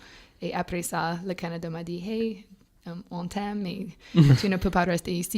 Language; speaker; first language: French; non-native, fluent; English